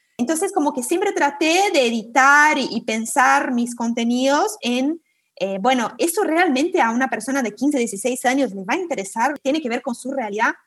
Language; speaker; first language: Spanish; non-native, fluent; Portuguese